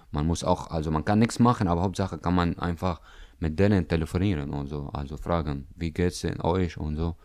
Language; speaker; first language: German; non-native, learner; Arabic